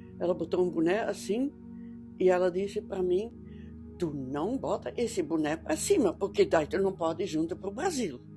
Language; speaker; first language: Portuguese; early bilingual, other home language; Dutch